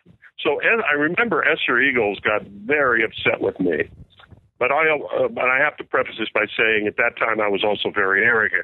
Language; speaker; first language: English; native; English